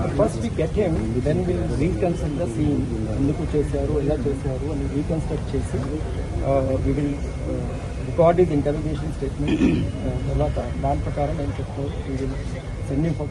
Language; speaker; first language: Telugu; non-native, learner; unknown